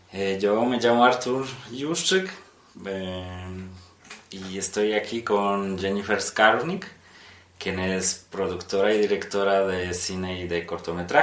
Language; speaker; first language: Spanish; non-native, fluent; Polish